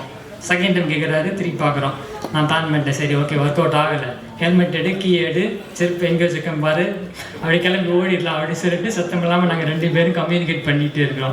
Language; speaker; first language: Tamil; native; Tamil